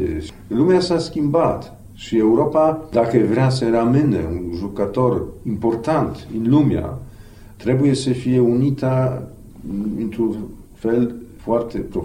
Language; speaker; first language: Romanian; non-native, fluent; Polish